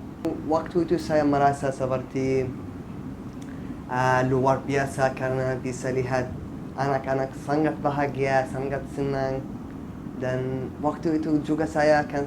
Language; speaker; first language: Indonesian; non-native, fluent; Arabic